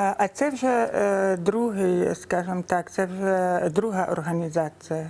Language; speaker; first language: Ukrainian; native; Ukrainian